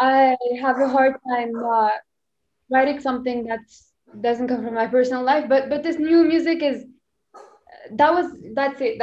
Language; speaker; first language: English; non-native, fluent; French